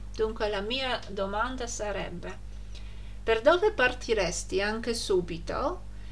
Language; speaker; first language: Italian; non-native, fluent; Polish